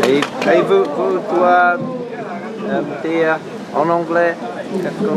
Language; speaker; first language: French; non-native, learner; English